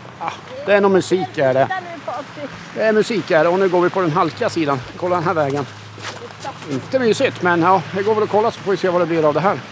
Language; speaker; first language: Swedish; native; Swedish